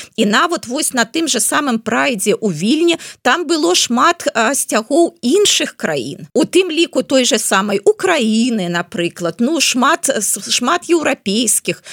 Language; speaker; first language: Belarusian; non-native, local second language; Russian